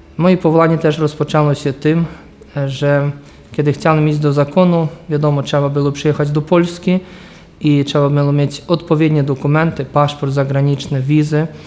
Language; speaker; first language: Polish; early bilingual, heritage; Polish